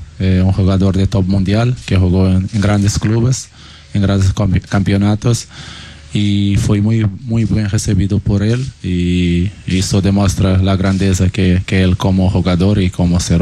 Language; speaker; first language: Spanish; non-native, learner; Portuguese